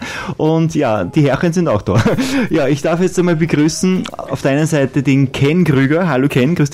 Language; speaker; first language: German; native; German